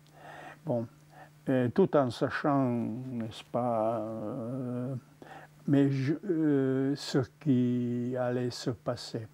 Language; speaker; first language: French; non-native, fluent; Czech